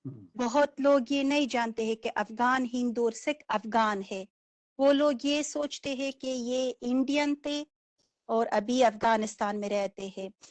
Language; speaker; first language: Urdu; non-native, fluent; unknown